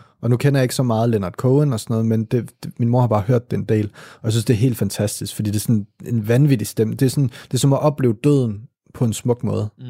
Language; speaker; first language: Danish; native; Danish